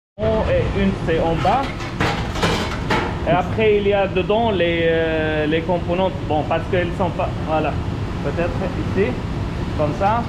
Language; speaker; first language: French; non-native, local second language; Arabic